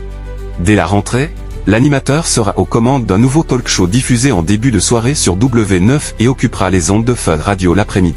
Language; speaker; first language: French; native; French